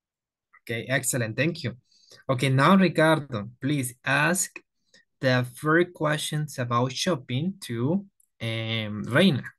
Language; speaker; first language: English; non-native, fluent; Spanish